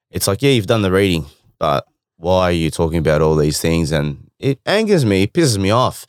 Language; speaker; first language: English; native; English